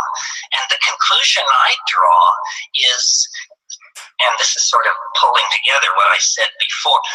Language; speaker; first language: English; native; English